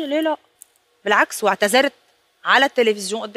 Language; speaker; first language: Arabic; native; Arabic